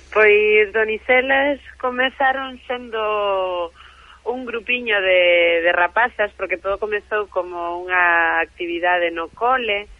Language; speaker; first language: Galician; native; Galician